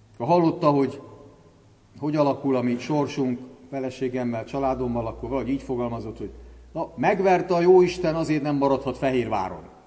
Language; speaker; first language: Hungarian; native; Hungarian